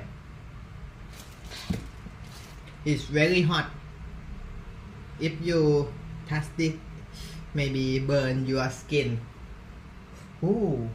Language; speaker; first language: English; non-native, learner; Thai